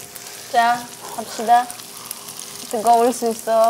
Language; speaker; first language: Korean; non-native, fluent; Russian